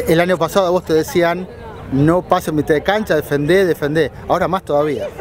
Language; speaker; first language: Spanish; native; Spanish